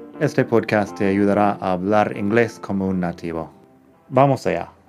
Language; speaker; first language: Spanish; non-native, fluent; English